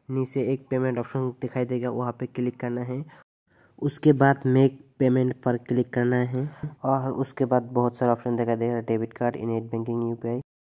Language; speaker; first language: Hindi; non-native, local second language; Bangla